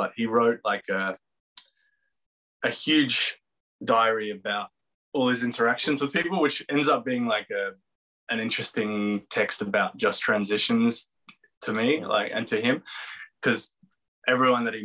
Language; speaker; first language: English; native; English